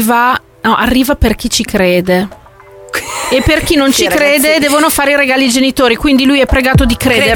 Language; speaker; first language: Italian; native; Italian